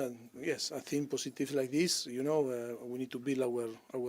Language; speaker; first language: English; non-native, fluent; Spanish